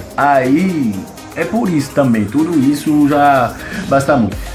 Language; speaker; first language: Portuguese; non-native, fluent; Haitian Creole